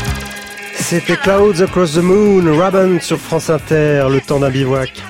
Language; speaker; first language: French; native; French